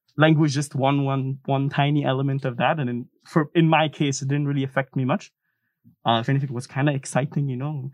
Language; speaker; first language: English; non-native, fluent; Arabic